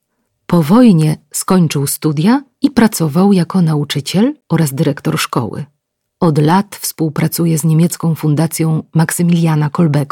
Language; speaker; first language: Polish; native; Polish